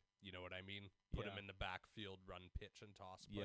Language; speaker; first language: English; native; English